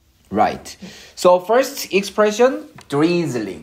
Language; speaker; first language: English; non-native, fluent; Korean